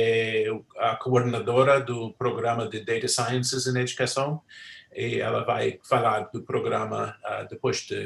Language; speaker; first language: Portuguese; non-native, fluent; English